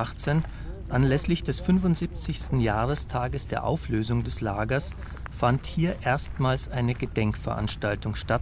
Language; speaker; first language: German; native; German